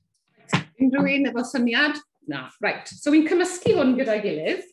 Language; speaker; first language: Welsh; native; Welsh